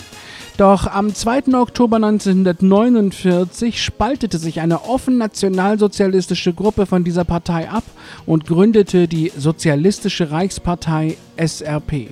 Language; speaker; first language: German; native; German